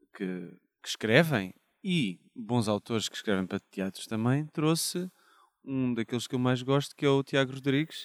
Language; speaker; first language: Portuguese; native; Portuguese